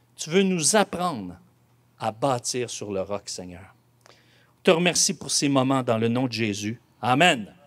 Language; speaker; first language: French; native; French